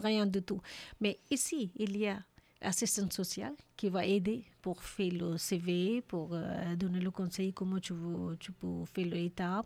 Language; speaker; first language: French; non-native, learner; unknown